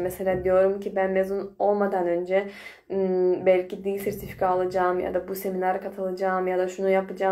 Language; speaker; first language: Turkish; non-native, fluent; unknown